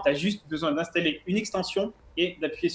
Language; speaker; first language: French; native; French